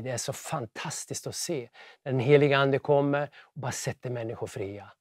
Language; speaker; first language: Swedish; native; Swedish